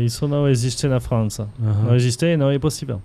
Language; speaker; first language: Portuguese; non-native, fluent; French